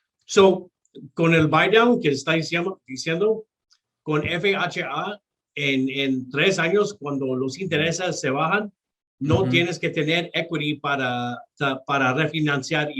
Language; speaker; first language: Spanish; non-native, local second language; English